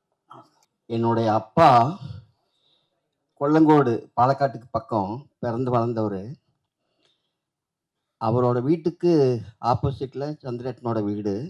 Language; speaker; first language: Tamil; native; Tamil